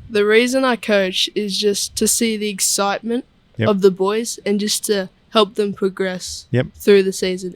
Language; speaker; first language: English; native; English